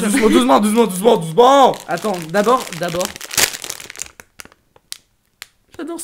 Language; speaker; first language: French; native; French